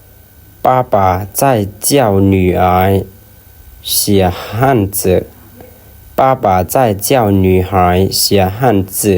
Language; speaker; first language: Chinese; non-native, learner; Lao